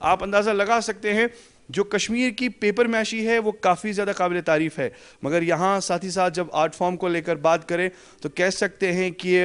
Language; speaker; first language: Hindi; non-native, local second language; Kashmiri